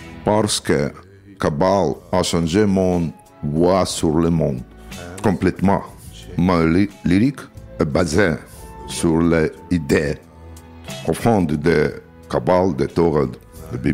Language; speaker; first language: French; non-native, learner; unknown